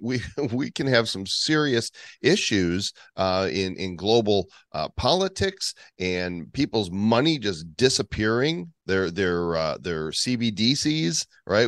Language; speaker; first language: English; native; English